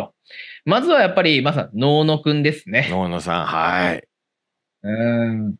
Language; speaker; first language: Japanese; native; Japanese